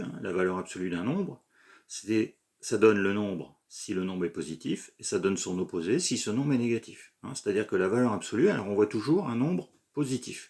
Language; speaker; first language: French; native; French